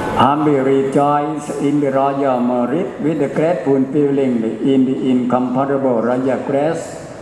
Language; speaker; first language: English; non-native, learner; Thai